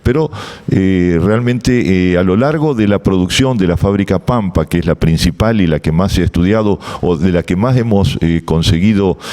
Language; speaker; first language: Spanish; native; Spanish